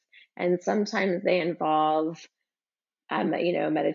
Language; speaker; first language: English; native; English